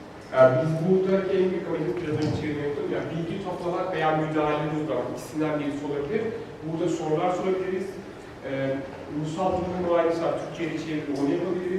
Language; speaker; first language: Turkish; native; Turkish